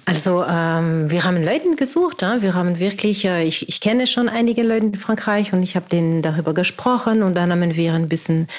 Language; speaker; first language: German; non-native, fluent; French